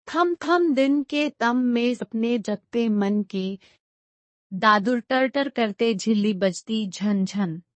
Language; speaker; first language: Hindi; non-native, local second language; Telugu